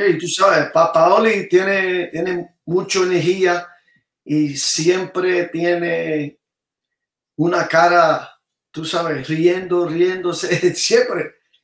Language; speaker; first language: Spanish; early bilingual, other home language; English